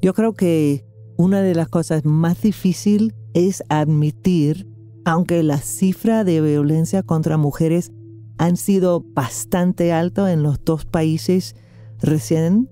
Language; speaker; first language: Spanish; non-native, fluent; English